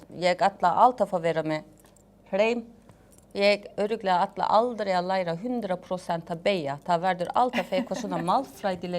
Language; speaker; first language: Icelandic; non-native, fluent; Turkish